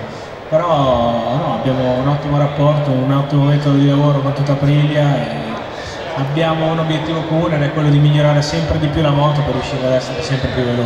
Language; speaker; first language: Italian; native; Italian